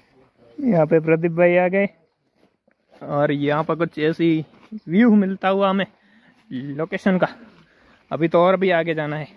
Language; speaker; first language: Hindi; non-native, local second language; Gujarati